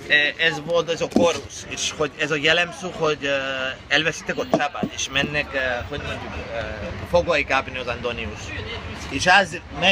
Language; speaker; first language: Hungarian; non-native, learner; Greek